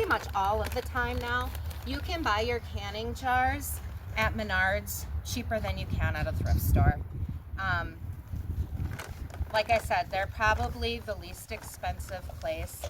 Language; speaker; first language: English; native; English